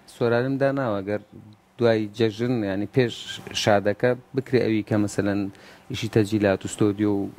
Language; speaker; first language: Central Kurdish; non-native, local second language; Gurani